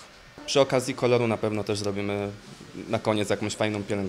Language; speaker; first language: Polish; native; Polish